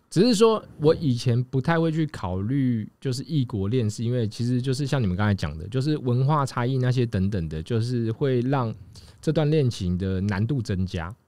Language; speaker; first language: Chinese; native; Chinese